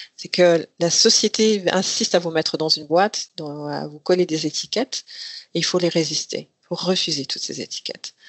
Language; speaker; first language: French; non-native, local second language; Rundi